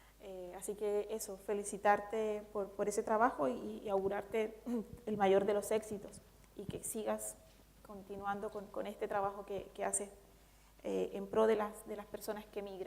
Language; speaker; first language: Spanish; native; Spanish